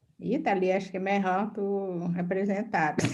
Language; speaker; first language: Portuguese; non-native, fluent; Spanish